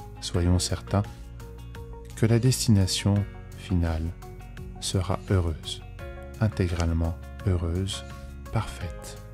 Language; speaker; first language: French; native; French